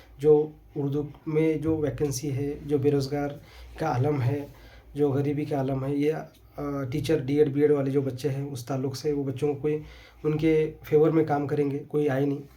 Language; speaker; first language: Hindi; non-native, local second language; Urdu